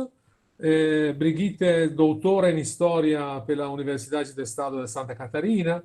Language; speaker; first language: Portuguese; non-native, fluent; Italian